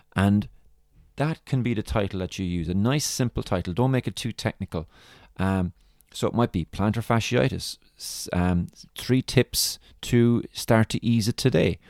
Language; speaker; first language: English; native; English